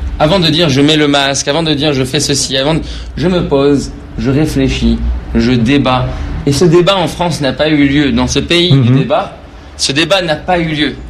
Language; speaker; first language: French; non-native, fluent; Persian